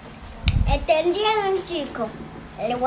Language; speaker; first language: Spanish; non-native, learner; Haitian Creole